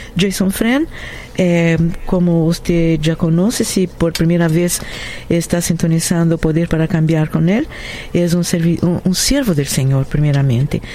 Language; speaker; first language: Spanish; non-native, fluent; Portuguese